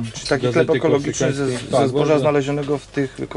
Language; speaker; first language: Polish; native; Polish